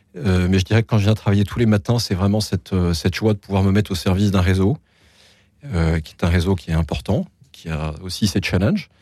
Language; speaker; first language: French; native; French